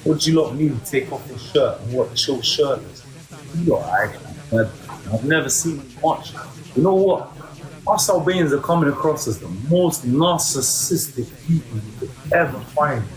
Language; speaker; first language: English; early bilingual, other home language; Albanian